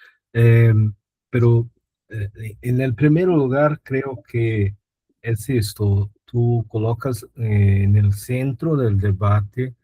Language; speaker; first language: Spanish; non-native, fluent; Portuguese